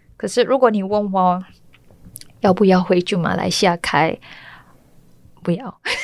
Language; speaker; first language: Chinese; non-native, learner; Malay